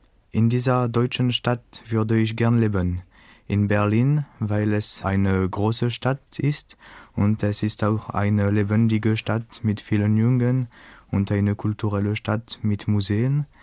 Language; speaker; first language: German; non-native, fluent; French